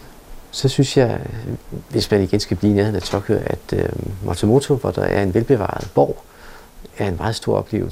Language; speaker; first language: Danish; native; Danish